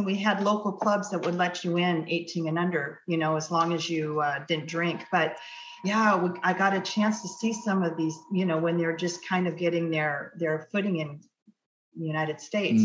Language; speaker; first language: English; native; English